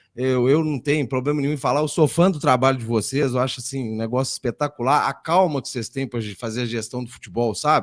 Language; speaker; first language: Portuguese; native; Portuguese